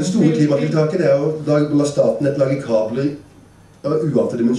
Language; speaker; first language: Norwegian; native; Norwegian